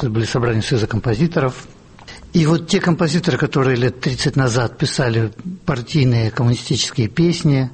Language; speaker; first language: Russian; native; Russian